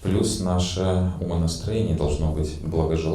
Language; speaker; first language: Russian; native; Russian